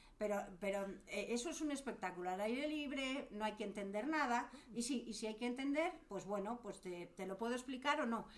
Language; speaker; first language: Spanish; native; Spanish